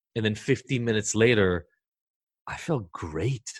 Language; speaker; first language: English; early bilingual, other home language; Hebrew